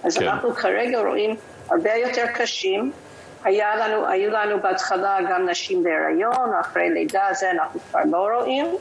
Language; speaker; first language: Hebrew; non-native, fluent; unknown